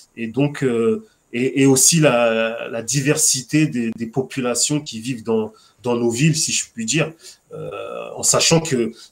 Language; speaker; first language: French; native; French